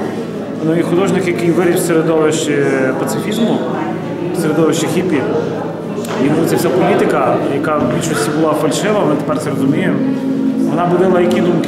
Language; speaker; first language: Ukrainian; native; Ukrainian